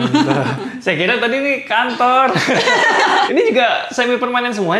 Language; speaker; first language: Indonesian; native; Indonesian